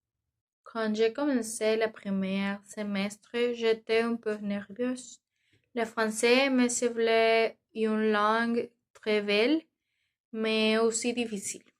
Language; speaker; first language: French; non-native, learner; Spanish